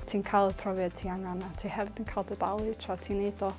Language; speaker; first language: Welsh; native; Welsh